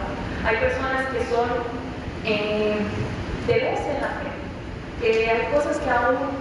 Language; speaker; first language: Spanish; native; Spanish